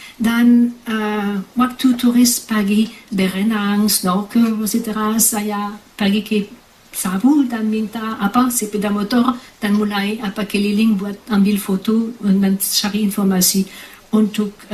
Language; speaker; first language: Indonesian; non-native, fluent; French